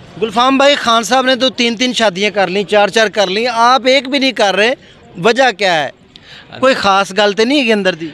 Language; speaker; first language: Urdu; non-native, local second language; Punjabi